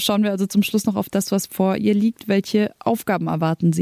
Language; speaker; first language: German; native; German